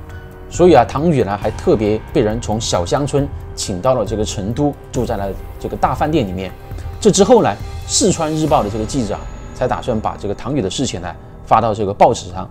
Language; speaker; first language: Chinese; native; Chinese